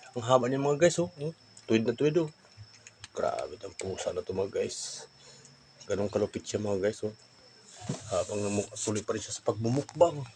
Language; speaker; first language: Filipino; non-native, local second language; Cebuano